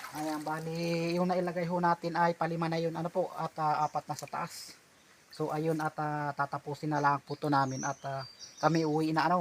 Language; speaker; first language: Filipino; non-native, local second language; Bikol